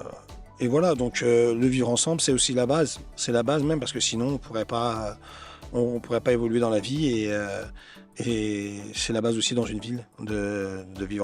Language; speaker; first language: French; native; French